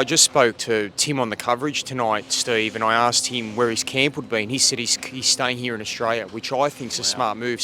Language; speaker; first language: English; native; English